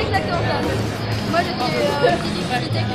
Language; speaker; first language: French; native; French